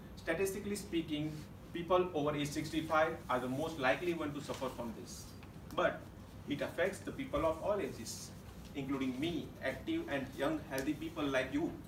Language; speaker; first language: English; non-native, local second language; Gujarati